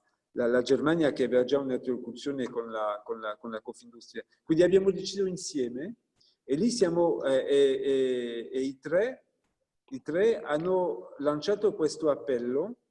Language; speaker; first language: Italian; non-native, fluent; French